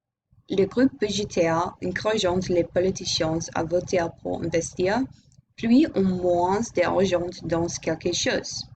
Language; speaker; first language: French; non-native, learner; English